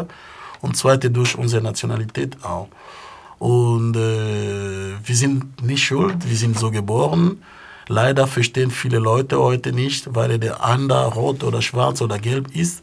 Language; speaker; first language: German; non-native, fluent; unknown